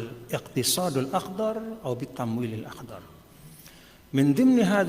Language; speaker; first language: Arabic; non-native, fluent; Indonesian